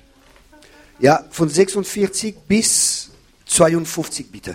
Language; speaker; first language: German; non-native, fluent; French